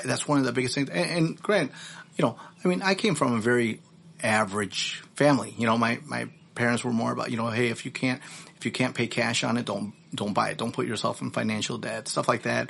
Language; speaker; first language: English; early bilingual, other home language; Filipino